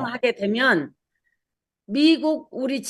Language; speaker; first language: Korean; native; Korean